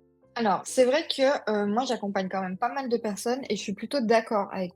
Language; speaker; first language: French; native; French